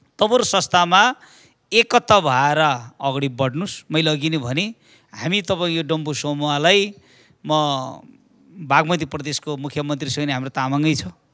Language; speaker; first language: Nepali; non-native, local second language; Eastern Tamang